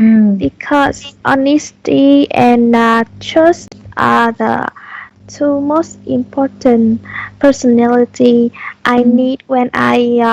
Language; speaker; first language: English; non-native, learner; Vietnamese